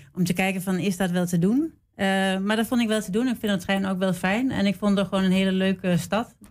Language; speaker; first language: Dutch; non-native, fluent; Danish